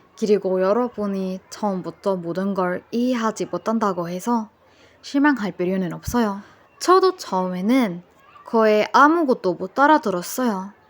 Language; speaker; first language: Korean; non-native, fluent; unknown